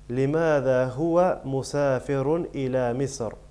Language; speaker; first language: Arabic; non-native, fluent; English